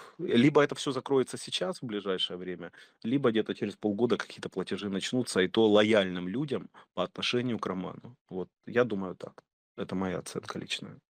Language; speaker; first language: Russian; native; Russian